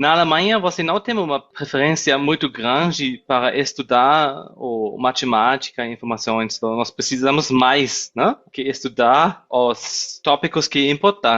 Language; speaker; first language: Portuguese; non-native, fluent; German